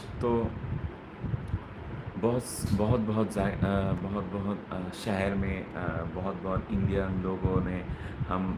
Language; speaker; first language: Hindi; non-native, learner; Bangla